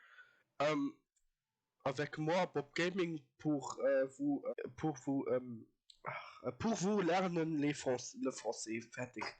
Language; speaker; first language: French; non-native, learner; German